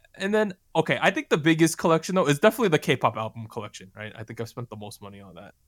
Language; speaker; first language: English; native; English